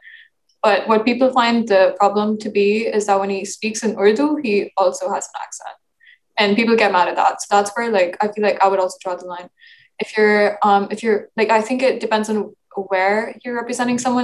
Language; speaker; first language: English; non-native, local second language; Urdu